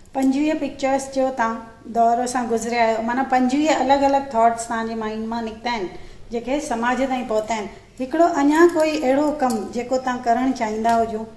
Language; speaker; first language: Sindhi; native; Sindhi